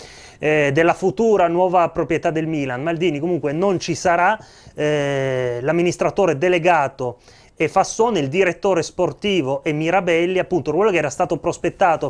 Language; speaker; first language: Italian; native; Italian